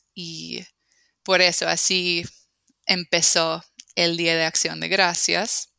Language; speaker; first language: Spanish; non-native, fluent; English